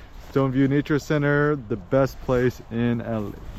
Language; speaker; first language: English; early bilingual, other home language; Korean